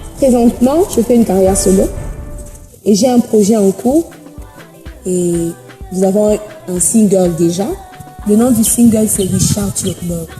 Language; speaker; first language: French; non-native, local second language; Swahili